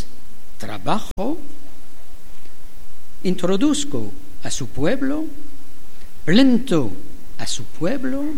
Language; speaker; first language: Spanish; non-native, learner; French